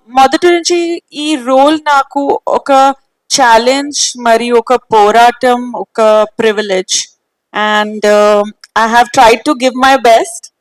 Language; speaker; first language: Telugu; non-native, fluent; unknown